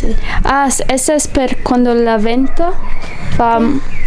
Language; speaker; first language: Spanish; non-native, learner; English